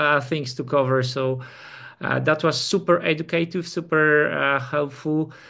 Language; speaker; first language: English; non-native, fluent; Polish